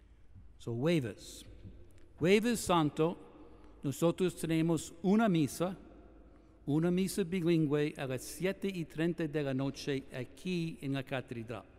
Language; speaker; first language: Spanish; non-native, fluent; English